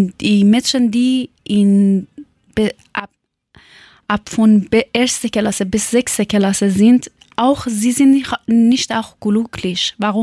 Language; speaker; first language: German; non-native, learner; Persian